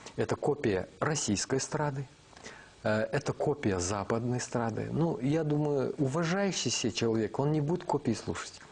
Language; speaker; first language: Russian; non-native, local second language; Kazakh